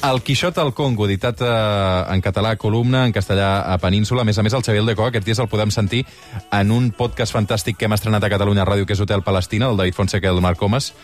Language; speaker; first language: Catalan; native; Catalan